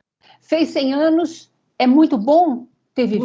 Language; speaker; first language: Portuguese; native; Portuguese